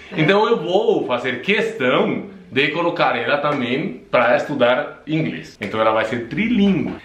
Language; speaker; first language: Portuguese; non-native, fluent; Spanish